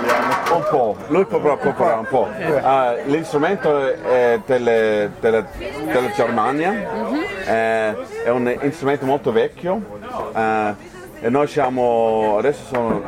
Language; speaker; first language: Italian; non-native, learner; German